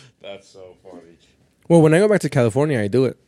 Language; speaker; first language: English; early bilingual, other home language; Spanish